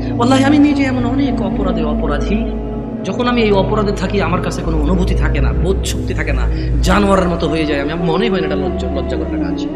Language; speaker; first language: Bangla; early bilingual, heritage; Bangla